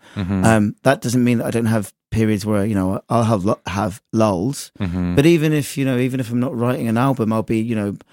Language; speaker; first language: English; native; English